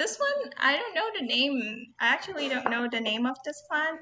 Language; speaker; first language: English; non-native, local second language; Cantonese